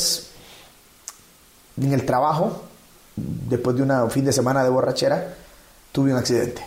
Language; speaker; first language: Spanish; native; Spanish